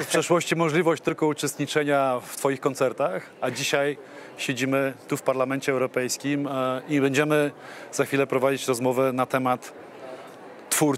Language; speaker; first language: Polish; native; Polish